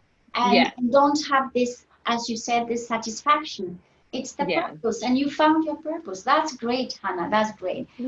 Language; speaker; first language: English; non-native, fluent; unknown